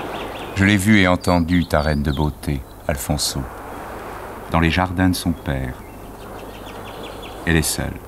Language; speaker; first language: French; native; French